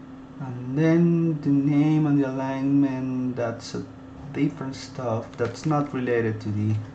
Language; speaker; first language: English; non-native, fluent; Spanish